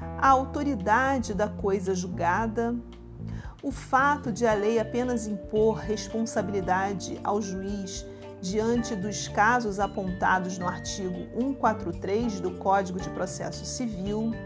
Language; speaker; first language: Portuguese; native; Portuguese